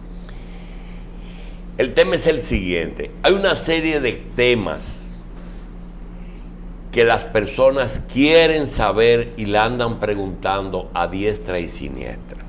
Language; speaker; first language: Spanish; native; Spanish